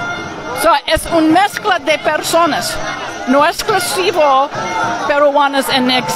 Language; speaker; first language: Spanish; non-native, learner; English